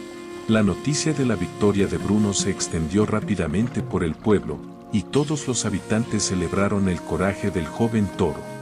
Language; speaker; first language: Spanish; native; Spanish